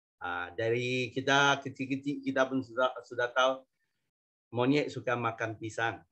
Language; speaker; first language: Malay; non-native, local second language; Chinese